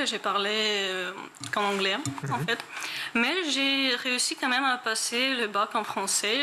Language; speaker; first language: French; non-native, learner; Ukrainian